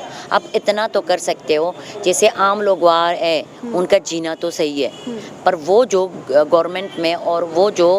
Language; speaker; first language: Hindi; non-native, fluent; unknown